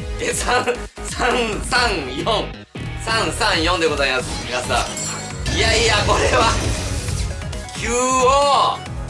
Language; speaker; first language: Japanese; native; Japanese